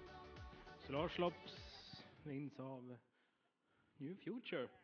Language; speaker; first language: Swedish; native; Swedish